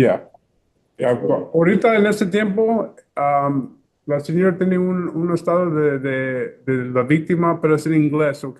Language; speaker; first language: Spanish; early bilingual, heritage; English